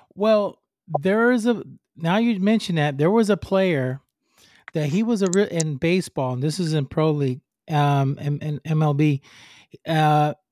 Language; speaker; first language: English; non-native, fluent; Spanish